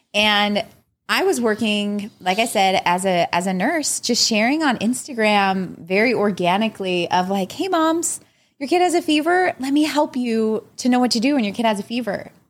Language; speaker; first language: English; native; English